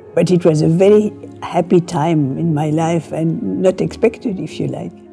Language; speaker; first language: English; non-native, fluent; French